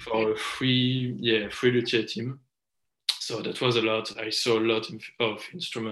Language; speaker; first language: English; non-native, fluent; French